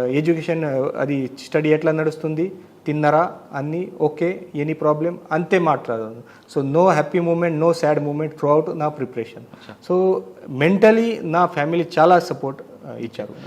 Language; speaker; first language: Telugu; non-native, learner; Marathi